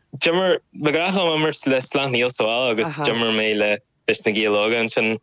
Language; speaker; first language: Irish; non-native, local second language; English